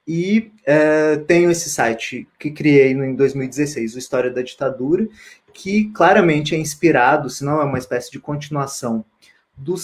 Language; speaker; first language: Portuguese; native; Portuguese